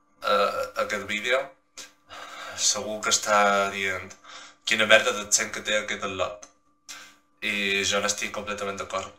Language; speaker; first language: Catalan; non-native, local second language; Spanish